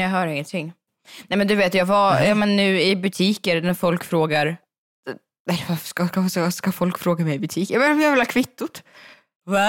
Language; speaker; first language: Swedish; native; Swedish